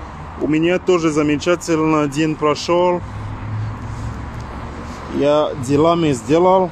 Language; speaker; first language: Russian; non-native, learner; French